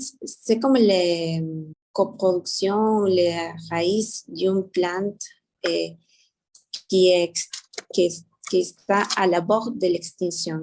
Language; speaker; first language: French; non-native, learner; Spanish